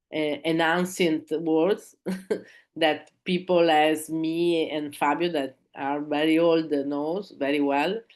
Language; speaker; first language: English; non-native, learner; Italian